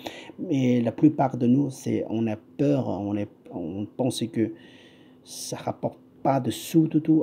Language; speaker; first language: French; non-native, fluent; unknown